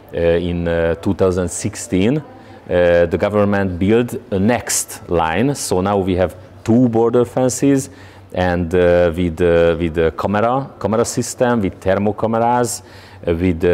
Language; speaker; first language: English; non-native, learner; Hungarian